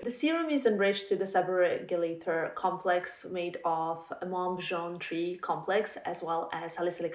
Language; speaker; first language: English; non-native, fluent; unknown